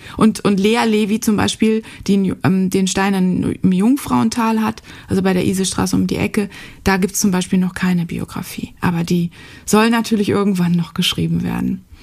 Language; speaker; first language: German; native; German